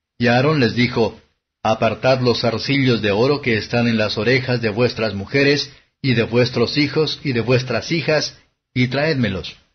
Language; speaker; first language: Spanish; non-native, fluent; Portuguese